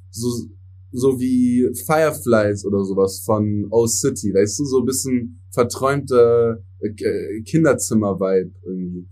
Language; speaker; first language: German; early bilingual, other home language; English